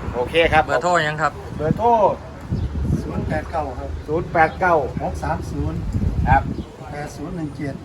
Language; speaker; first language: Thai; native; Thai